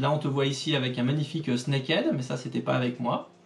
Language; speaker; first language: French; native; French